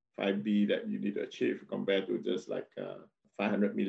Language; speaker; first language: English; non-native, local second language; Min Nan Chinese